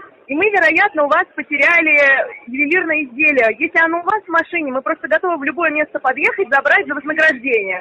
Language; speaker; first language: Russian; native; Russian